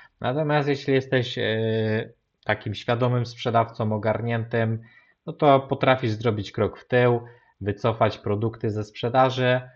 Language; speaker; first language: Polish; native; Polish